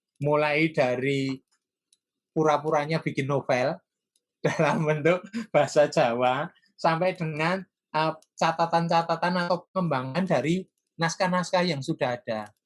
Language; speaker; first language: Indonesian; non-native, local second language; Javanese